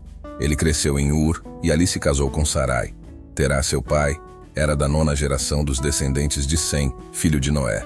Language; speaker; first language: Portuguese; native; Portuguese